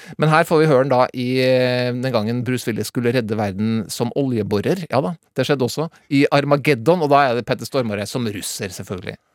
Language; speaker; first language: Norwegian; native; Norwegian